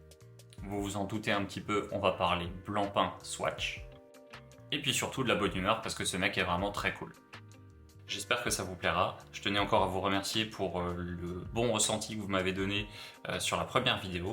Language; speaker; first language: French; native; French